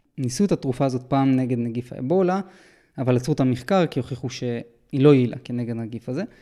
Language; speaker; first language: Hebrew; native; Hebrew